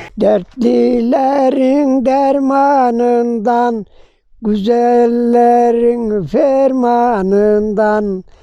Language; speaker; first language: Turkish; native; Turkish